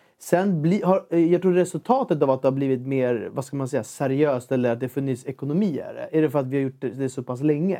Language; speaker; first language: Swedish; native; Swedish